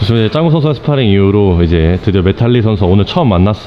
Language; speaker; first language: Korean; native; Korean